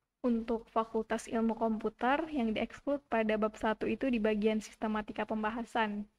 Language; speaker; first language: Indonesian; native; Indonesian